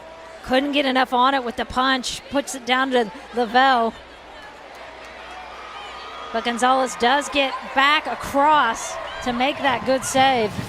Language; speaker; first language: English; native; English